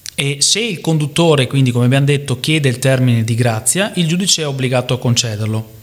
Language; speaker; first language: Italian; native; Italian